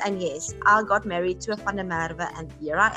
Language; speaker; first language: English; non-native, local second language; Afrikaans